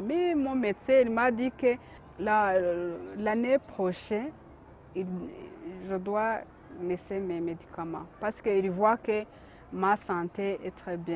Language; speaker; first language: French; non-native, local second language; Kinyarwanda